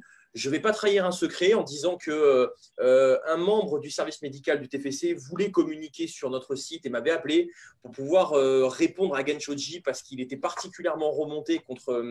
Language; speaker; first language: French; native; French